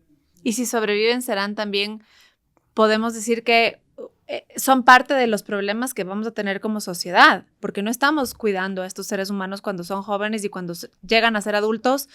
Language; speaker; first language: Spanish; native; Spanish